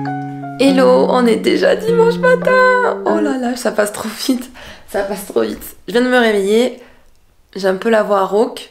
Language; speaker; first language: French; native; French